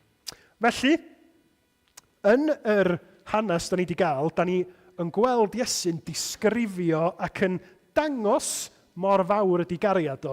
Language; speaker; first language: Welsh; native; Welsh